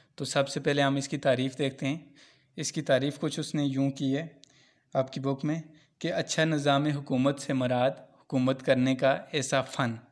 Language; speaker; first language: Urdu; non-native, local second language; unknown